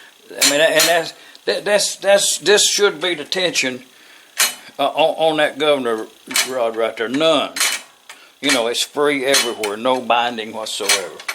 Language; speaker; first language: English; native; English